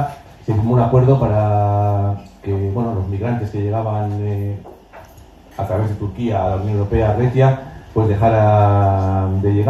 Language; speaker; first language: Spanish; native; Spanish